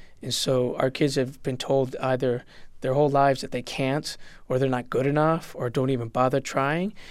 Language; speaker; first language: English; native; English